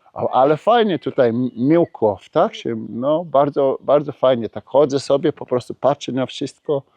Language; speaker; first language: Polish; early bilingual, heritage; Polish